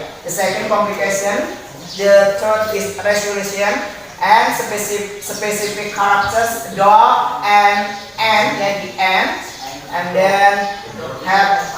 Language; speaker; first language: English; non-native, learner; Indonesian